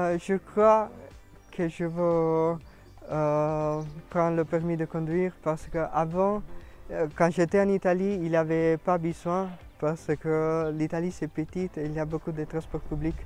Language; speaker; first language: French; non-native, learner; Italian